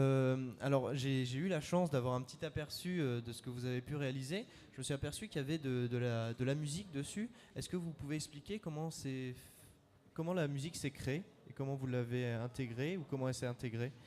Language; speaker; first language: French; native; French